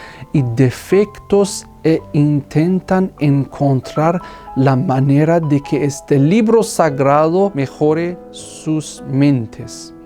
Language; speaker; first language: Spanish; non-native, fluent; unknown